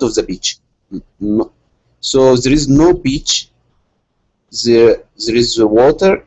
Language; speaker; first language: English; non-native, learner; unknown